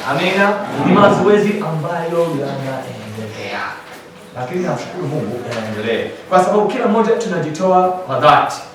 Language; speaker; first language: Swahili; non-native, fluent; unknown